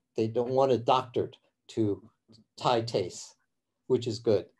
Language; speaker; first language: English; early bilingual, other home language; Cantonese